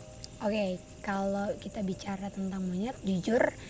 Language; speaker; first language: Indonesian; native; Indonesian